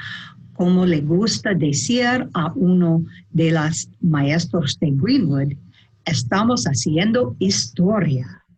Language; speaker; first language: Spanish; non-native, learner; English